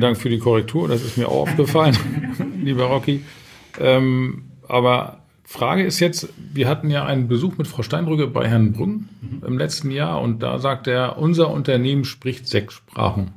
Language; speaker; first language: German; native; German